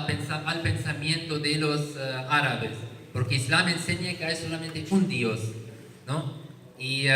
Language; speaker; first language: Spanish; non-native, learner; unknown